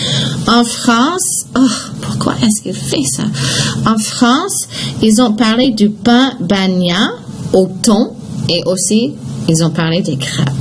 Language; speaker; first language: French; non-native, fluent; English